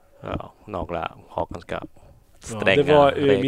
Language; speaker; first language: Swedish; non-native, learner; Thai